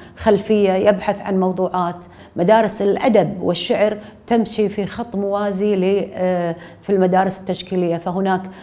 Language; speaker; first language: Arabic; native; Arabic